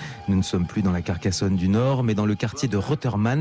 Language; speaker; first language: French; native; French